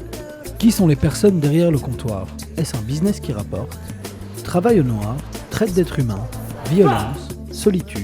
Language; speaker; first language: French; native; French